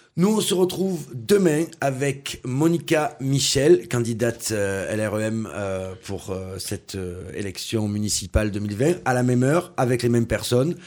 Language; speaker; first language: French; native; French